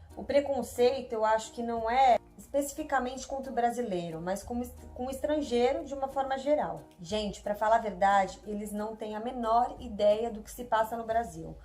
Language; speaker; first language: Portuguese; native; Portuguese